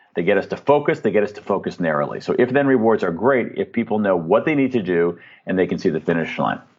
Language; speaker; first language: English; native; English